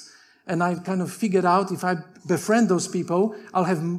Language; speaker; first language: English; non-native, fluent; Polish